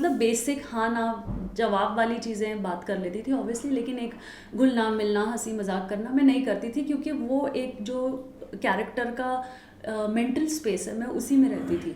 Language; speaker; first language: Hindi; native; Hindi